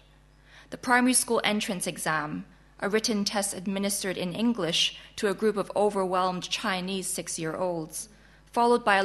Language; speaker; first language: English; non-native, local second language; Chinese